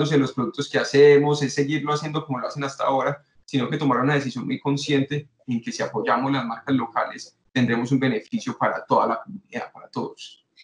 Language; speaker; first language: Spanish; native; Spanish